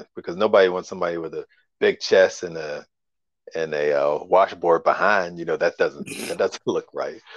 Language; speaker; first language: English; native; English